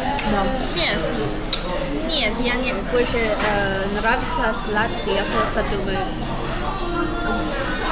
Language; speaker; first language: Russian; non-native, learner; Chinese